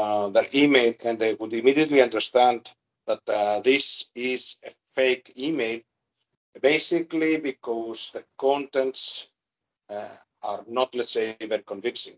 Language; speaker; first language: English; non-native, fluent; Greek